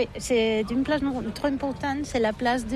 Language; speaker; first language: French; non-native, learner; Catalan